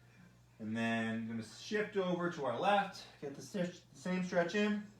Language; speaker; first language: English; native; English